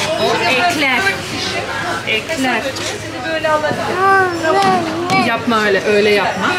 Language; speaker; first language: Turkish; non-native, learner; Bosnian